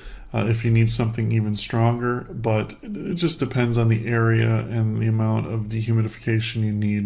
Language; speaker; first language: English; native; English